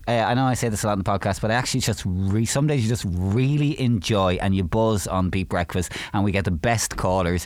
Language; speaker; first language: English; native; English